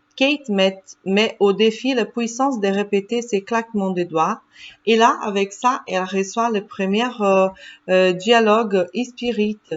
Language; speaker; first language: French; non-native, fluent; Portuguese